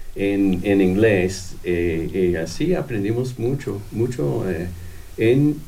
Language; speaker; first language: Spanish; non-native, fluent; English